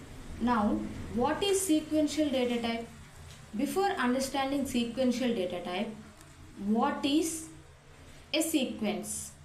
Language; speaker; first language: English; non-native, local second language; Telugu